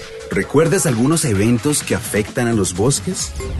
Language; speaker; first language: Spanish; native; Spanish